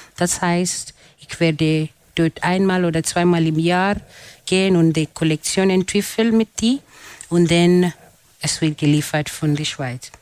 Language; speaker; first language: German; non-native, fluent; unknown